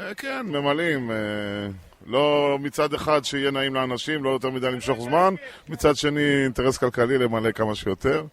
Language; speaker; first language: Hebrew; native; Hebrew